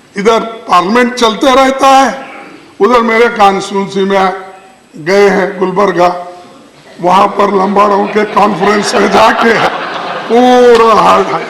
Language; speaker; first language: Hindi; non-native, local second language; Kannada